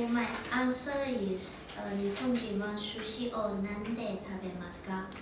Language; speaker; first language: Japanese; non-native, learner; English